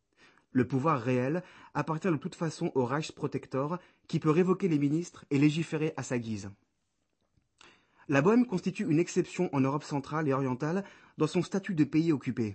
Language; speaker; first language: French; native; French